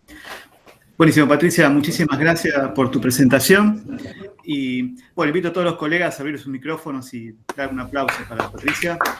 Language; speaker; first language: Spanish; native; Spanish